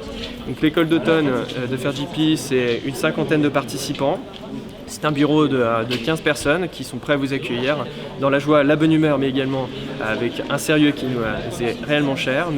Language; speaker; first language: French; native; French